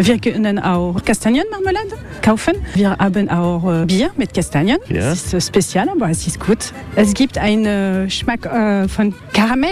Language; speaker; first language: German; non-native, learner; French